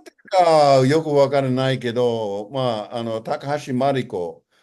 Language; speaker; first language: Japanese; non-native, fluent; English